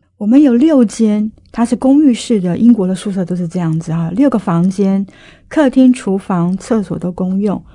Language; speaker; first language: Chinese; native; Chinese